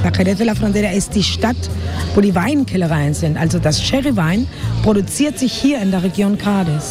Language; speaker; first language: German; non-native, fluent; Spanish